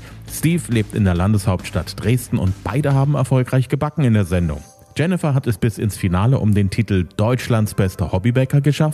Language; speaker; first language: German; native; German